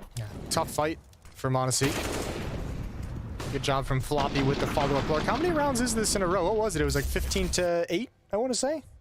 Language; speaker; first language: English; native; English